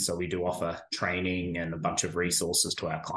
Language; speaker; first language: English; native; English